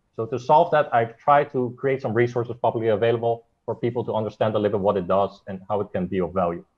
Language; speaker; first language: English; non-native, fluent; Dutch